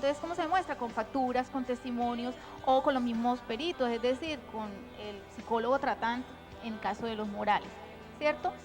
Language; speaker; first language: Spanish; native; Spanish